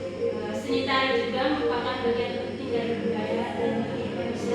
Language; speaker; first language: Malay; non-native, local second language; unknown